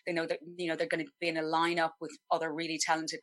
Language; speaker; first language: English; native; English